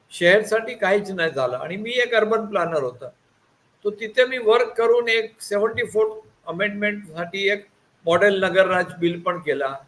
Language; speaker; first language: Marathi; non-native, local second language; Gujarati